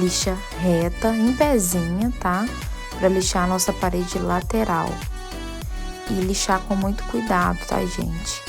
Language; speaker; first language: Portuguese; native; Portuguese